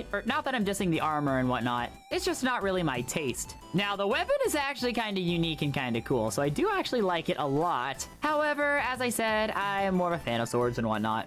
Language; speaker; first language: English; native; English